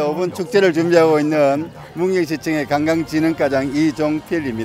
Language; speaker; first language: Korean; native; Korean